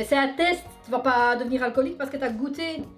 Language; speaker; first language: French; native; French